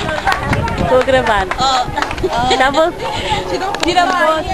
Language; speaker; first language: Portuguese; native; Portuguese